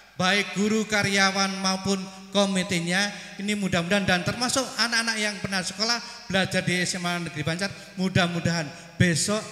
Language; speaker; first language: Indonesian; non-native, local second language; Javanese